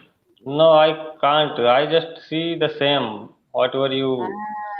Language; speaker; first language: English; non-native, learner; Hindi